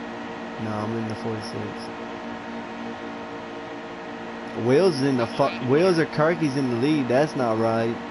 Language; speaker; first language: English; native; English